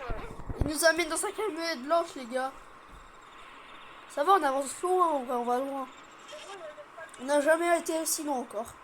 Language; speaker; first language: French; native; French